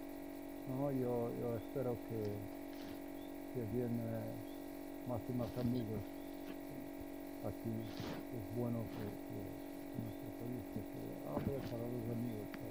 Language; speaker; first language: Spanish; non-native, learner; Slovenian